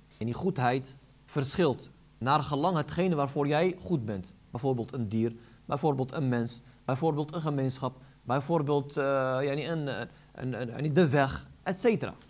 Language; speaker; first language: Dutch; early bilingual, other home language; Arabic